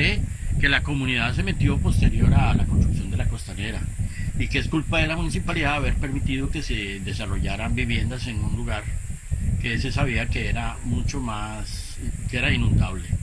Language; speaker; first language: Spanish; native; Spanish